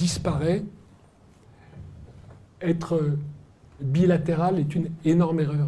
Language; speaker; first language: French; native; French